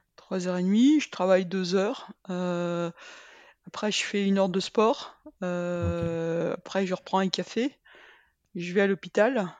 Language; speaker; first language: French; native; French